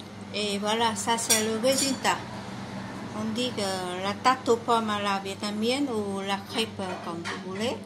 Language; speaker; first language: French; non-native, fluent; Vietnamese